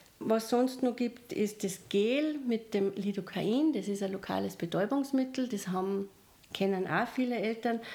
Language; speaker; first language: German; native; German